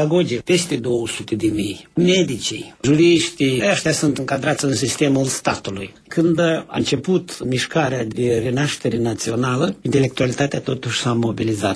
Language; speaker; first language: Romanian; native; Romanian